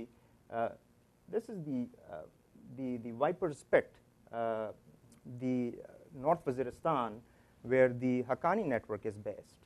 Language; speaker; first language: English; non-native, local second language; Pashto